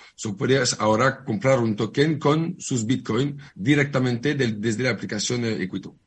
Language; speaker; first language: Spanish; non-native, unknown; French